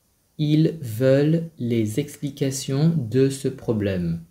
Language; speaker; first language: French; non-native, fluent; Vietnamese